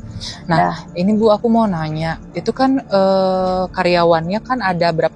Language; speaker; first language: Indonesian; native; Indonesian